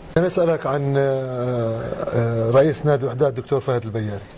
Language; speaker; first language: Arabic; native; Arabic